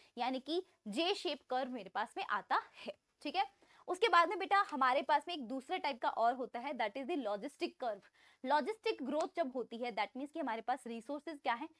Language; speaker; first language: Hindi; native; Hindi